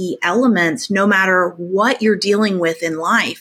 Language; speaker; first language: English; native; English